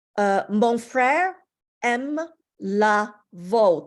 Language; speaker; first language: French; non-native, fluent; English